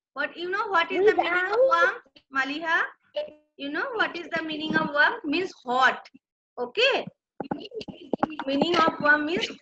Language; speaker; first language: English; non-native, local second language; Bangla